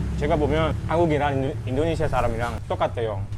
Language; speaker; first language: Korean; non-native, learner; Indonesian